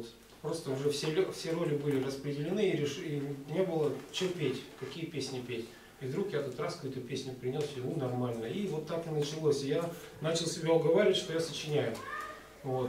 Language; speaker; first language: Russian; native; Russian